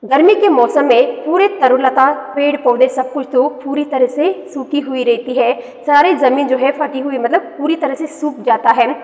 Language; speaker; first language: Hindi; non-native, local second language; Kannada